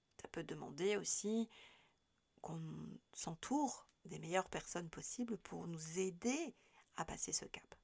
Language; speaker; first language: French; native; French